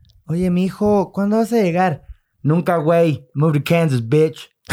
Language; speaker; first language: Spanish; early bilingual, other home language; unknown